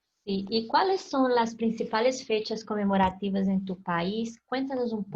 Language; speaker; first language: Spanish; non-native, fluent; Portuguese